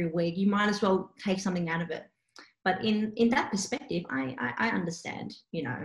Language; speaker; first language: English; non-native, local second language; Cantonese